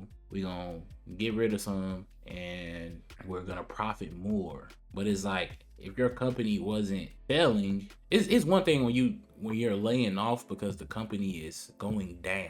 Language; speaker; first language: English; native; English